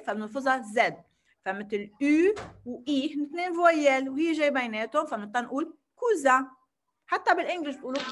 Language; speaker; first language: French; non-native, fluent; Arabic